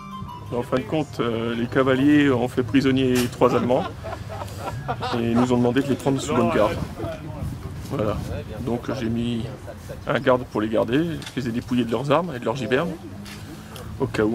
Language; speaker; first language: French; native; French